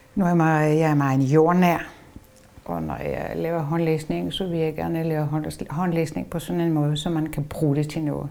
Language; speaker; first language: Danish; non-native, fluent; French